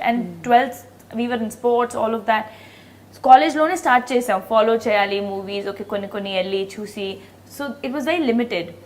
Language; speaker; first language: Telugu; non-native, local second language; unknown